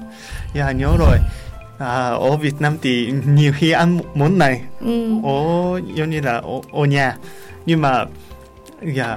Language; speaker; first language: Vietnamese; non-native, learner; Japanese